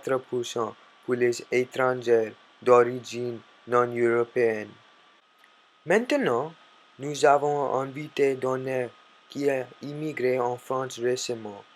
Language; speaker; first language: French; non-native, learner; English